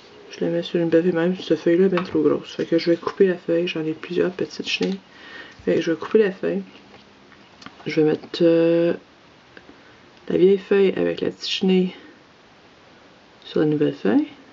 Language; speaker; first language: French; native; French